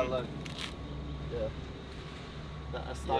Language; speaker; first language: English; native; English